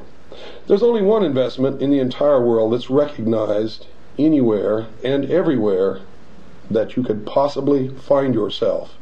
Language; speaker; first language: English; native; English